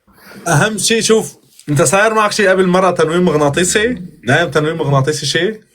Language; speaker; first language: Arabic; native; Arabic